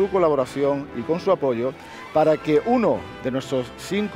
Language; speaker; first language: Spanish; native; Spanish